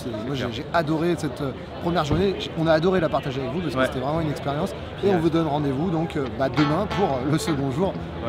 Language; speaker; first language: French; native; French